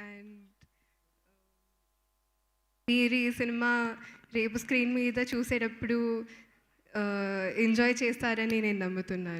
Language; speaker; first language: Telugu; non-native, fluent; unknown